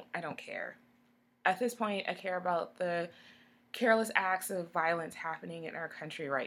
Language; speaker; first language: English; native; English